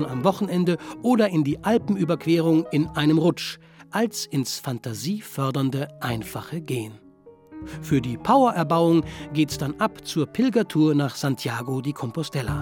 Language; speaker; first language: German; native; German